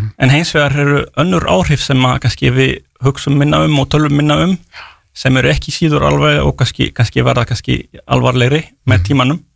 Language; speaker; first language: Icelandic; non-native, fluent; French